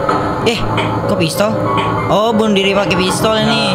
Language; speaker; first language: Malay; non-native, local second language; Sundanese